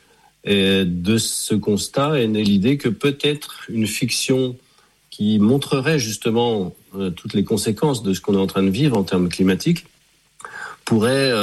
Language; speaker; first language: French; native; French